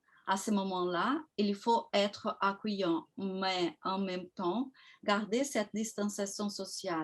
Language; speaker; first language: French; non-native, fluent; Portuguese